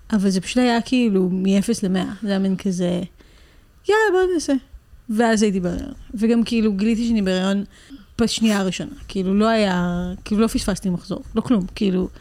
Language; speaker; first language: Hebrew; native; Hebrew